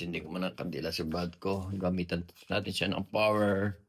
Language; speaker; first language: Filipino; native; Filipino